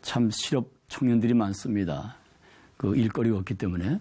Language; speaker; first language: Korean; native; Korean